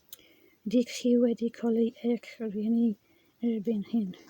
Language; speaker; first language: Welsh; non-native, learner; English